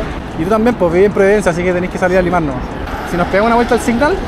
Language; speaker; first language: Spanish; native; Spanish